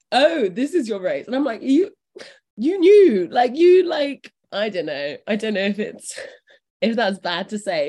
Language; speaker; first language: English; native; English